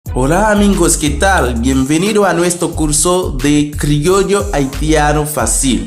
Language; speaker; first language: Spanish; non-native, fluent; Haitian Creole